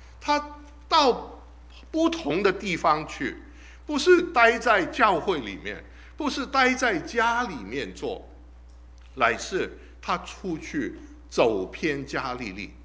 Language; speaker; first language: Chinese; non-native, local second language; Cantonese